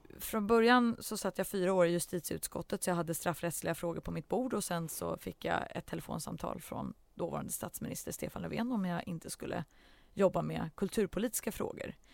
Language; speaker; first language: Swedish; early bilingual, other home language; Central Kurdish